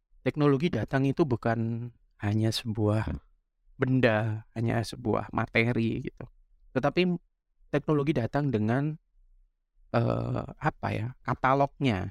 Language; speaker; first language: Indonesian; non-native, local second language; Javanese